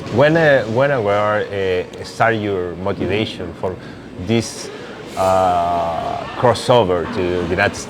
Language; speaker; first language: English; non-native, local second language; Spanish